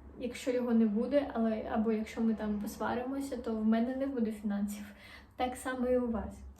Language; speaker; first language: Ukrainian; non-native, local second language; Russian